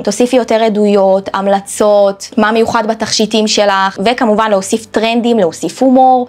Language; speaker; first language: Hebrew; native; Hebrew